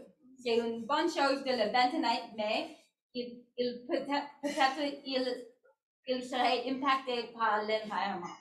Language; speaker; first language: French; non-native, learner; English